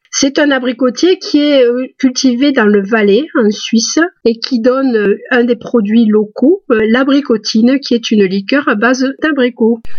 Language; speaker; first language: French; native; French